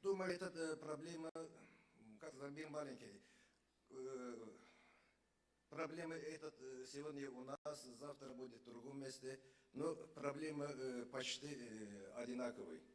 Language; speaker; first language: Russian; non-native, fluent; Azerbaijani